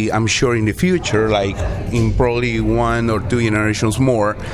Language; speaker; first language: English; non-native, learner; Spanish